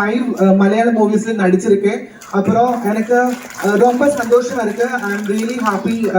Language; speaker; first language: Tamil; non-native, learner; Malayalam